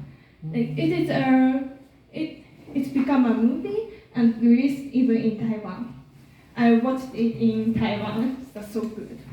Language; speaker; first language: English; non-native, learner; Japanese